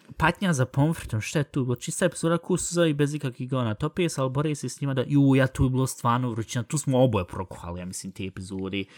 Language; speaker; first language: Bosnian; early bilingual, heritage; Bosnian